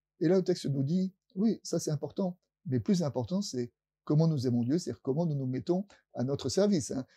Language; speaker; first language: French; native; French